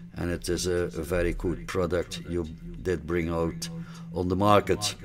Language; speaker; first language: English; non-native, fluent; Dutch